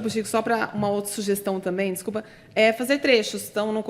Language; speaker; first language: Portuguese; native; Portuguese